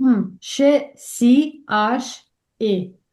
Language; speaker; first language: French; non-native, learner; Russian